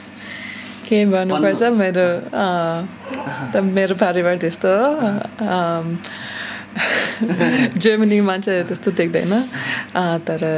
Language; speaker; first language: Nepali; non-native, learner; German